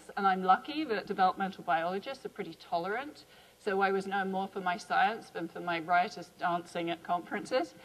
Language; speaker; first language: English; native; English